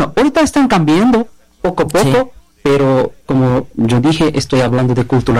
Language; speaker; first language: Spanish; non-native, learner; Bangla